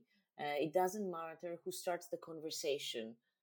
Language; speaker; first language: English; non-native, fluent; Greek